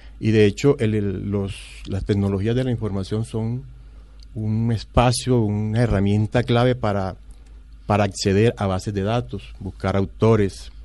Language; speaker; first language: Spanish; native; Spanish